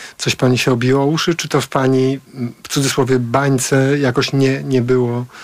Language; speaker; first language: Polish; native; Polish